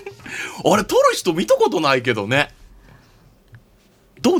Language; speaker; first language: Japanese; native; Japanese